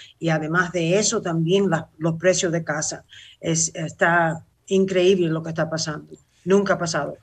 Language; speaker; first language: Spanish; early bilingual, heritage; Spanish